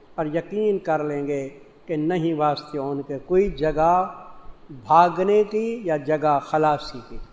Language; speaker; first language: Urdu; non-native, local second language; Punjabi